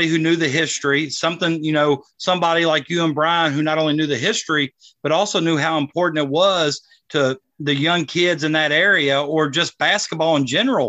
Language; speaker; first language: English; native; English